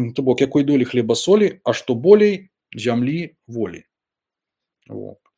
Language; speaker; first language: Belarusian; non-native, local second language; Russian